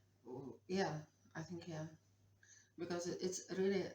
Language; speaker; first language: English; non-native, learner; Russian